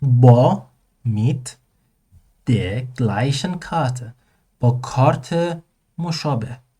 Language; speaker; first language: German; non-native, learner; Persian